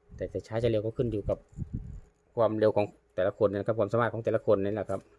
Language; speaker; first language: Thai; native; Thai